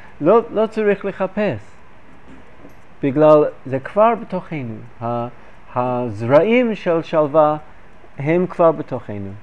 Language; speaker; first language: Hebrew; non-native, fluent; English